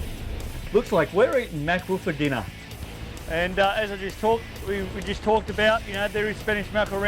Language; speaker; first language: English; native; English